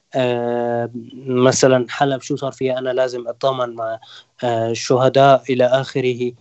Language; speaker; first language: Arabic; non-native, local second language; Kurdish